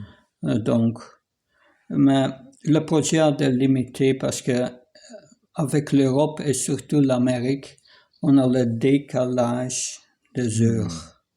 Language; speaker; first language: French; non-native, fluent; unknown